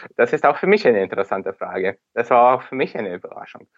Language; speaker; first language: German; non-native, fluent; Ukrainian